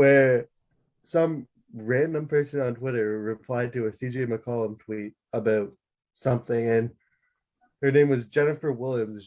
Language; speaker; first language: English; native; English